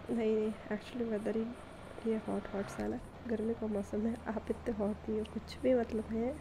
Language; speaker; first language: Hindi; native; Hindi